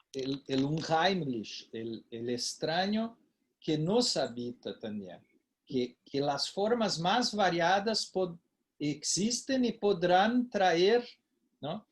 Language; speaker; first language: Spanish; non-native, fluent; Portuguese